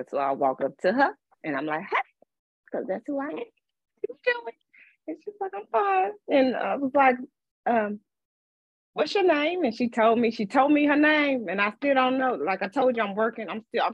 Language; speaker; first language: English; native; English